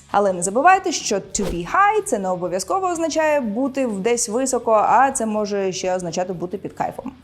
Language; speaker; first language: Ukrainian; non-native, local second language; Russian